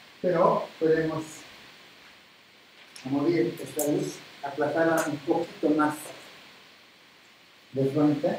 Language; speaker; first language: Spanish; non-native, fluent; Italian